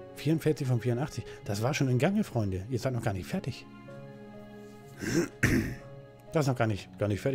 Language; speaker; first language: German; native; German